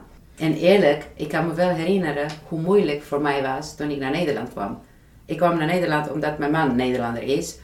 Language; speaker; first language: Dutch; non-native, fluent; Romanian